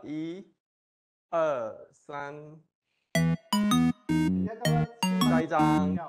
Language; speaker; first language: Chinese; native; Chinese